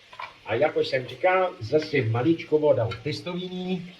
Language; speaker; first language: Czech; non-native, learner; Italian